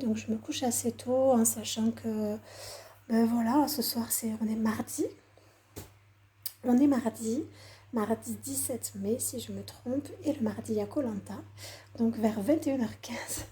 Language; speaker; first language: French; native; French